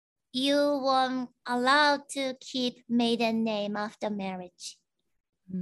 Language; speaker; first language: English; non-native, fluent; Japanese